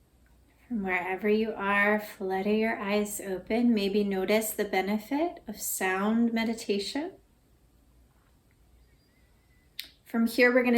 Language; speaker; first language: English; native; English